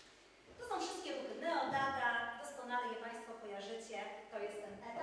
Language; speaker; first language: Polish; native; Polish